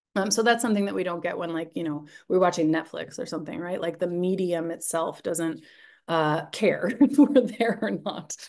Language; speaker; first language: English; native; English